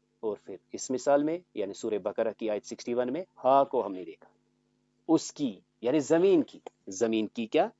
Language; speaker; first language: Urdu; native; Urdu